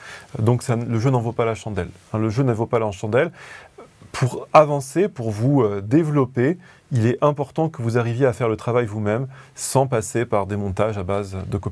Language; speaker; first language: French; native; French